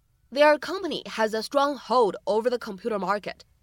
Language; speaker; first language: English; non-native, fluent; Chinese